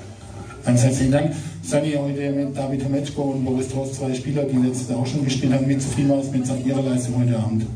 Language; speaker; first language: German; native; German